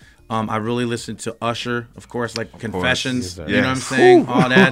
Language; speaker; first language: English; native; English